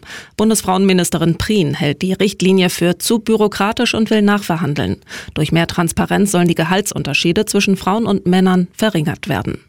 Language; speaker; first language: German; native; German